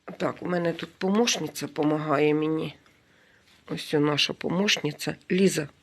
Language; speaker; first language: Ukrainian; native; Ukrainian